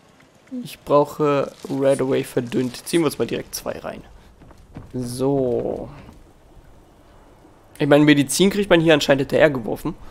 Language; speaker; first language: German; native; German